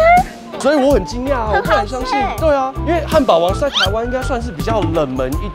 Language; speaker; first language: Chinese; native; Chinese